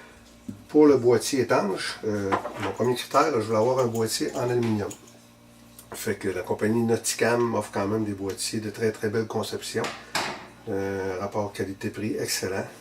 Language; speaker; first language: French; native; French